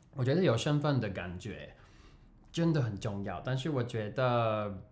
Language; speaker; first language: Chinese; non-native, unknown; English